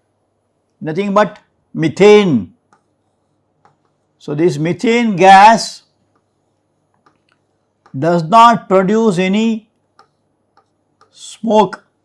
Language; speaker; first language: English; non-native, local second language; Kannada